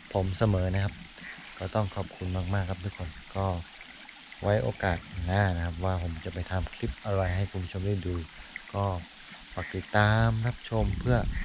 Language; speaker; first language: Thai; non-native, local second language; Karen languages